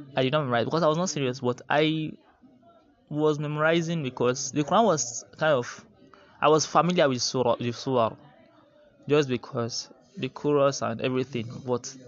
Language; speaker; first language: English; non-native, local second language; Yoruba